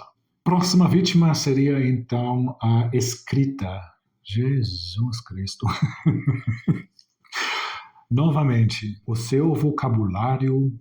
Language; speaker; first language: Portuguese; non-native, fluent; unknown